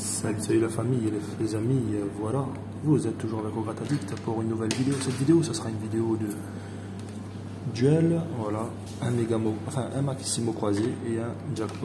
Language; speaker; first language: French; native; French